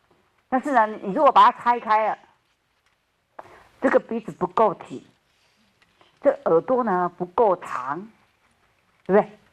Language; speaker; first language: Chinese; native; Chinese